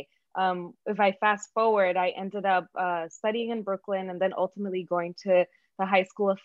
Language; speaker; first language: English; early bilingual, other home language; Spanish